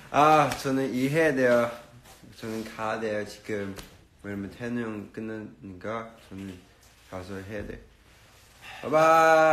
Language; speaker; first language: Korean; non-native, learner; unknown